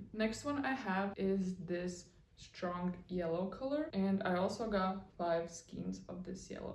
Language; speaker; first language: English; non-native, fluent; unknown